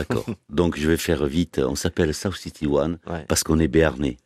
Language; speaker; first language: French; native; French